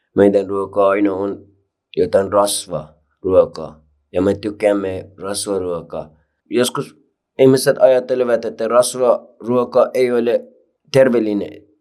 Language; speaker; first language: Finnish; non-native, learner; Persian